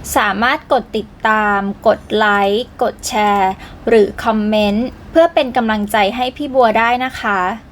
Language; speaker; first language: Thai; native; Thai